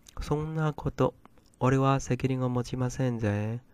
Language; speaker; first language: Japanese; non-native, fluent; Chinese